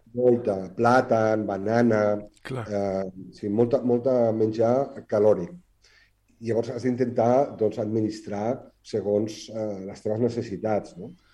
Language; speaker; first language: Catalan; native; Catalan